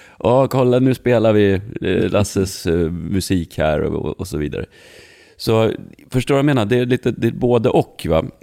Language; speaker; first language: Swedish; native; Swedish